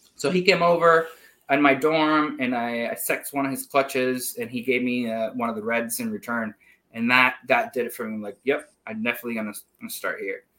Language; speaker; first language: English; non-native, fluent; Spanish